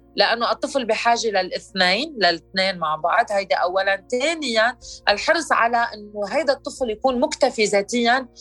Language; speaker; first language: Arabic; native; Arabic